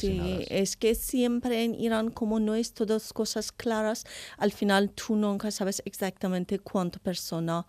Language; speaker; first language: Spanish; non-native, learner; Persian